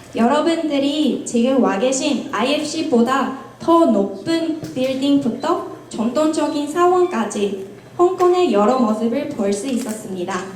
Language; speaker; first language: Korean; non-native, fluent; Japanese